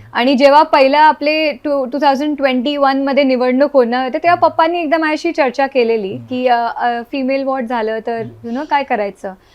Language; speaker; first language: Marathi; native; Marathi